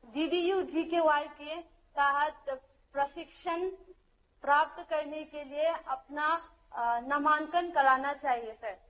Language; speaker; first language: Hindi; non-native, local second language; Manipuri